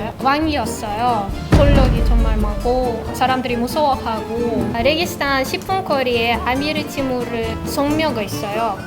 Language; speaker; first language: Korean; non-native, fluent; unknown